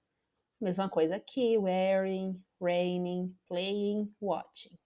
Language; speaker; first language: English; non-native, fluent; Portuguese